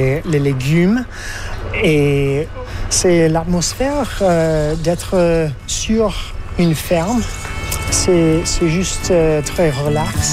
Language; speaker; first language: French; non-native, fluent; English